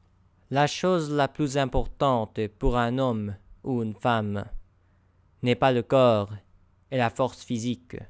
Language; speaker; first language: French; non-native, learner; English